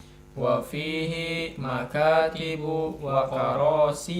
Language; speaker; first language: Arabic; non-native, learner; Indonesian